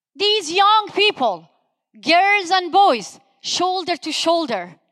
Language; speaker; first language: English; non-native, fluent; Persian